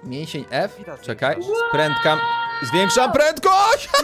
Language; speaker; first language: Polish; native; Polish